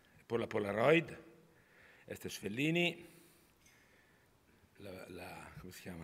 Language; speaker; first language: Spanish; non-native, learner; Italian